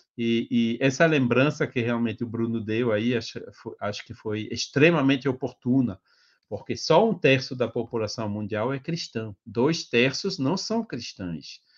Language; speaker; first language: Portuguese; non-native, fluent; French